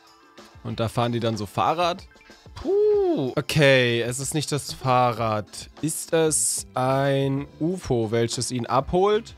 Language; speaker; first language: German; native; German